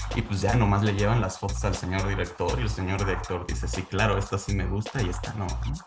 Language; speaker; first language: Spanish; native; Spanish